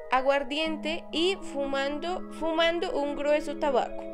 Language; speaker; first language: Spanish; native; Spanish